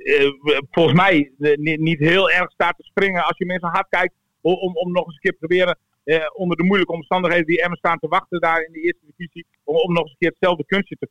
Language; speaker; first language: Dutch; native; Dutch